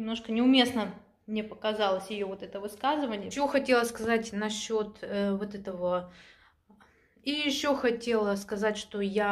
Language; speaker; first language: Russian; native; Russian